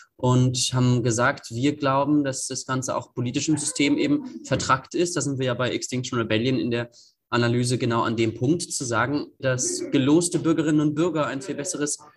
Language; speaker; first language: German; native; German